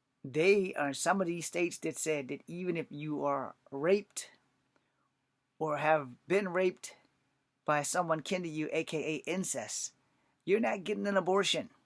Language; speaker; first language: English; native; English